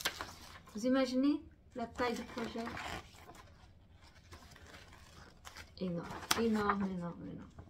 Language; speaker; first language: French; non-native, fluent; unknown